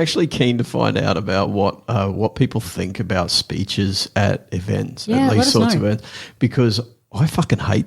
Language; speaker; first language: English; native; English